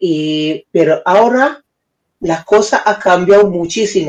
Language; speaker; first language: Spanish; non-native, fluent; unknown